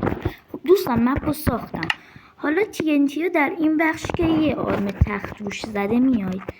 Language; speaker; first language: Persian; native; Persian